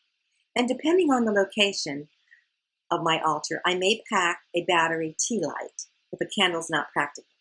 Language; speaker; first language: English; native; English